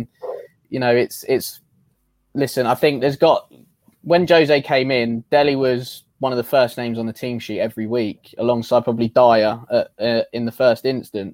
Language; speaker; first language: English; native; English